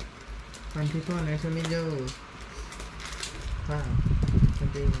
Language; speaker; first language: English; non-native, learner; Thai